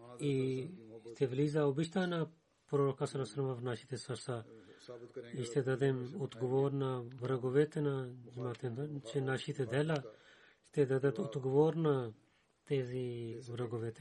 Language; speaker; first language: Bulgarian; non-native, learner; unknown